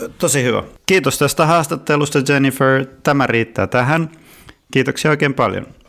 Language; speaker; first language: Finnish; native; Finnish